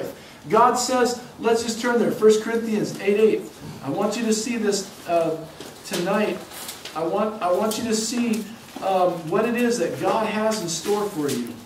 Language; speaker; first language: English; native; English